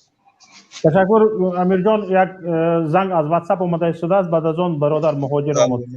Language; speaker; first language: Persian; native; Persian